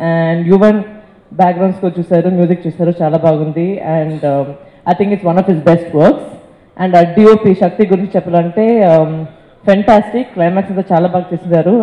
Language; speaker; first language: Telugu; non-native, local second language; Tamil